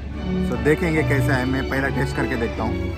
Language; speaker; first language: Hindi; non-native, local second language; Kannada